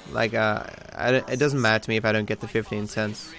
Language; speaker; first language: English; native; English